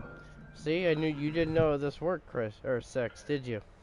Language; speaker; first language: English; native; English